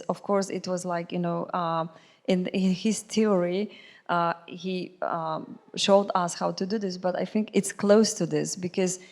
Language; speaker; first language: English; non-native, fluent; Polish